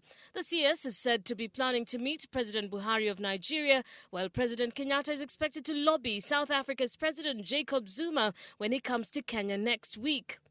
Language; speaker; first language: English; non-native, local second language; Swahili